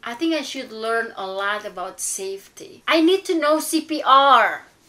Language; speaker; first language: English; non-native, fluent; Indonesian